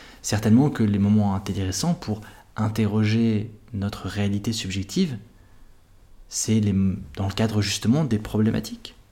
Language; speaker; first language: French; native; French